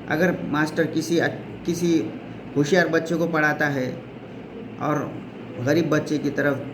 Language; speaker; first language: Hindi; non-native, local second language; Marathi